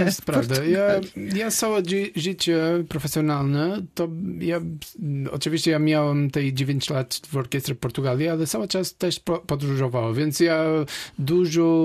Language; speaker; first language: Polish; non-native, learner; Portuguese